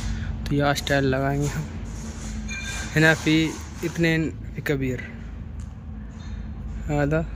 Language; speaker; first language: Arabic; non-native, learner; Hindi